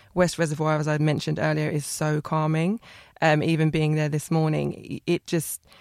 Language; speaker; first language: English; native; English